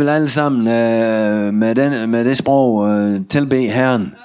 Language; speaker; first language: Danish; non-native, learner; Russian